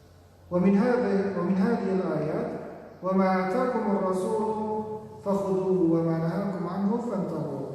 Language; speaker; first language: Arabic; non-native, fluent; Indonesian